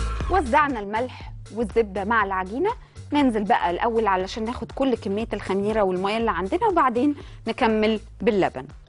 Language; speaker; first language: Arabic; native; Arabic